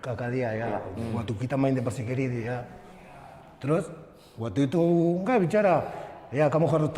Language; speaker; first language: Indonesian; non-native, learner; Spanish